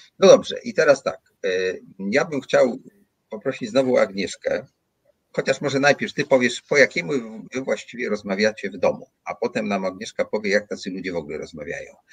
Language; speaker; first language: Polish; native; Polish